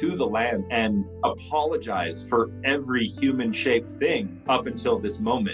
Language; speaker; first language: English; native; English